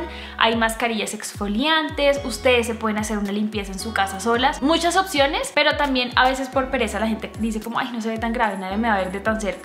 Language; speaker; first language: Spanish; native; Spanish